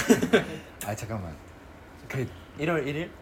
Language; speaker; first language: Korean; native; Korean